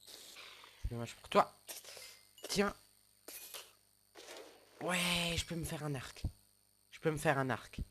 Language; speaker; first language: French; native; French